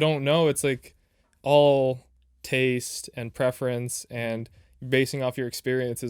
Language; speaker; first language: English; native; English